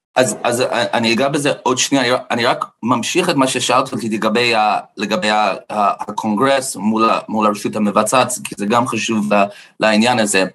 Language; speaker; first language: Hebrew; non-native, fluent; English